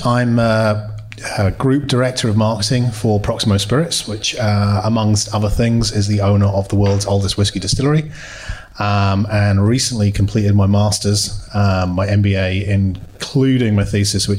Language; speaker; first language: English; native; English